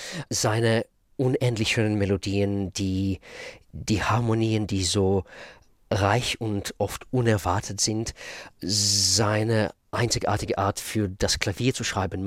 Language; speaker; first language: German; non-native, fluent; Russian